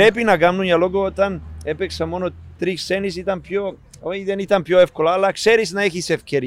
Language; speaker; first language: Greek; non-native, learner; Serbian